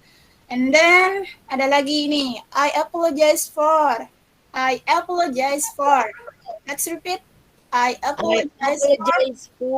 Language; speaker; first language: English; non-native, fluent; Indonesian